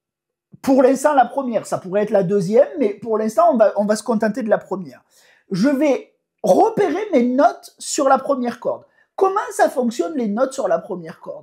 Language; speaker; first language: French; native; French